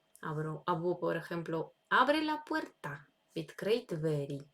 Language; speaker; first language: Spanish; non-native, fluent; Ukrainian